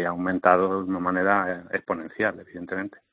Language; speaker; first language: Spanish; native; Spanish